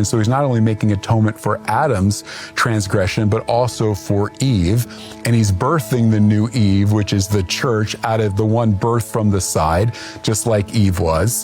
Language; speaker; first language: English; native; English